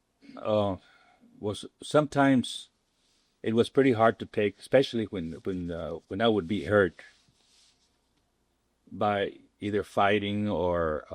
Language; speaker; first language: English; non-native, local second language; Spanish